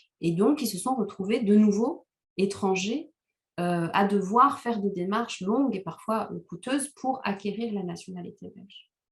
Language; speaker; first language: French; non-native, local second language; Kinyarwanda